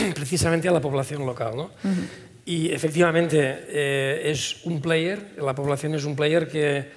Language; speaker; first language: Spanish; non-native, local second language; Catalan